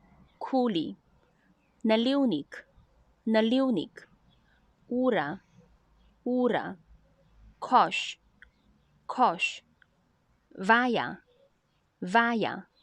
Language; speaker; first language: Slovenian; non-native, learner; Chinese